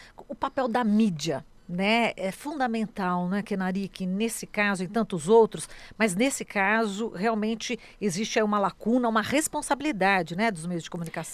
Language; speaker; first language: Portuguese; native; Portuguese